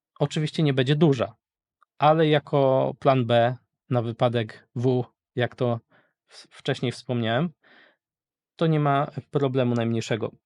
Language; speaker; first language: Polish; native; Polish